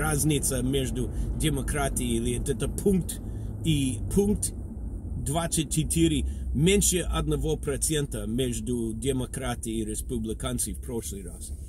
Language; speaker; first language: Russian; non-native, fluent; English